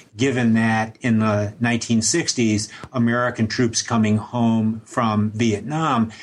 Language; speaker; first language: English; native; English